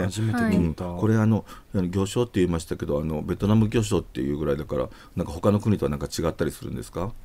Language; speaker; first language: Japanese; native; Japanese